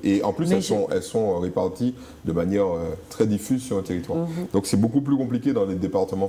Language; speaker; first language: French; native; French